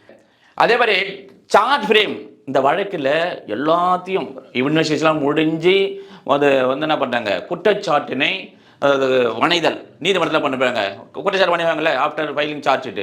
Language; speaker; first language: Tamil; native; Tamil